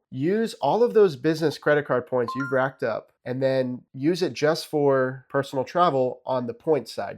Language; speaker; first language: English; native; English